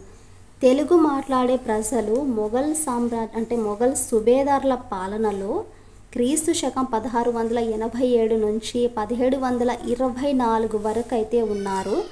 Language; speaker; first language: Telugu; native; Telugu